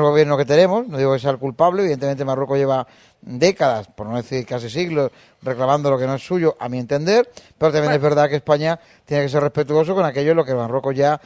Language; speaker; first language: Spanish; native; Spanish